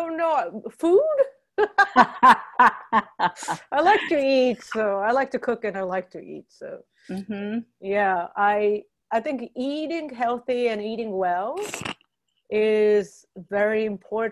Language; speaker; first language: English; non-native, fluent; Japanese